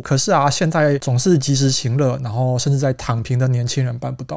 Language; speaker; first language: Chinese; native; Chinese